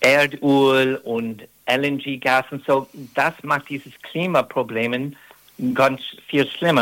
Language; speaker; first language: German; non-native, fluent; English